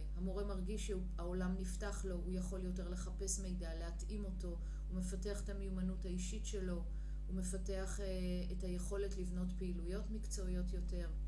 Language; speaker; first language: Hebrew; native; Hebrew